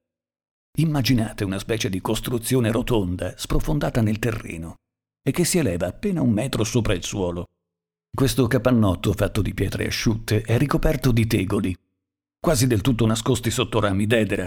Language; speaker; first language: Italian; native; Italian